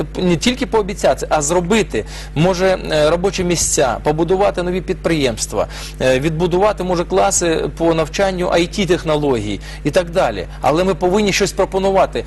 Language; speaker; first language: Ukrainian; non-native, local second language; Russian